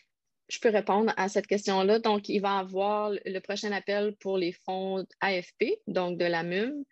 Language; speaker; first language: French; native; French